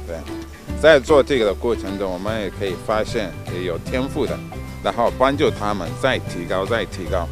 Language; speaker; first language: Chinese; non-native, fluent; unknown